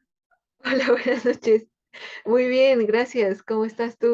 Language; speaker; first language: Spanish; native; Spanish